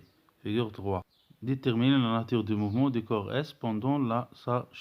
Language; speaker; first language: French; non-native, local second language; Arabic